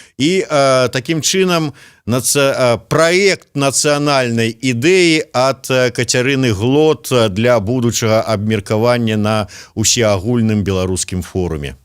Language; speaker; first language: Belarusian; native; Belarusian